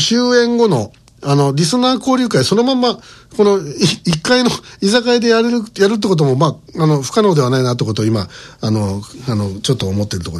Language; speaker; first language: Japanese; native; Japanese